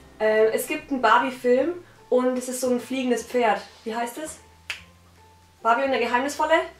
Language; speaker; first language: German; native; German